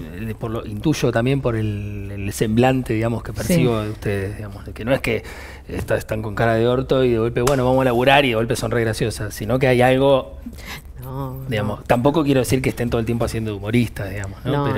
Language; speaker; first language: Spanish; native; Spanish